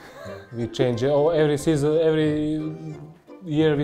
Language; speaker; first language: English; non-native, learner; Serbian